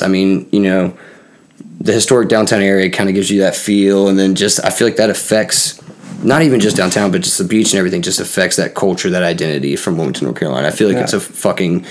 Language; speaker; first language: English; native; English